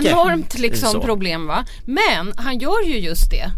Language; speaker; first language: Swedish; native; Swedish